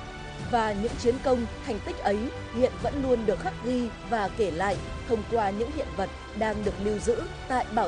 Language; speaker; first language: Vietnamese; native; Vietnamese